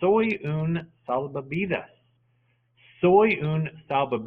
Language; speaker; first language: Spanish; non-native, fluent; English